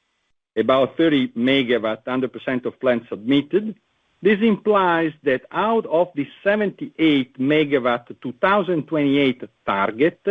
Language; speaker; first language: English; non-native, fluent; Italian